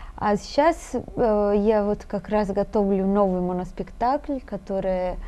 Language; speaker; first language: Russian; non-native, fluent; Italian